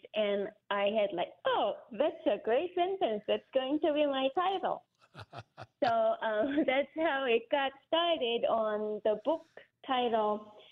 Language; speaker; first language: English; non-native, fluent; Korean